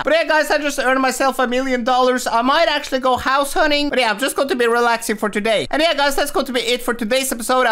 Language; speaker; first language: English; native; English